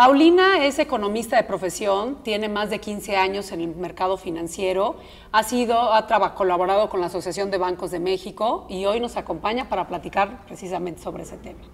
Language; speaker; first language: Spanish; native; Spanish